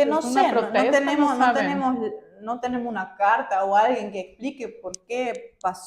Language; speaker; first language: Spanish; non-native, fluent; German